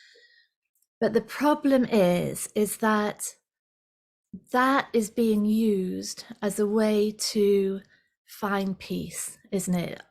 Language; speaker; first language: English; native; English